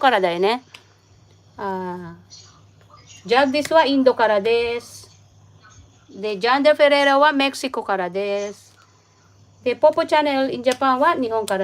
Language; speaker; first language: Japanese; non-native, learner; Filipino